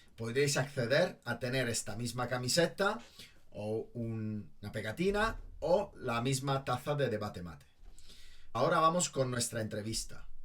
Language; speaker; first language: Spanish; native; Spanish